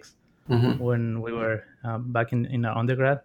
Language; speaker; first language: English; non-native, fluent; Spanish